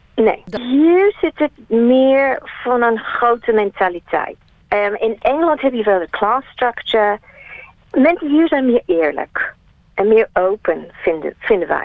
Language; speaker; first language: Dutch; non-native, fluent; English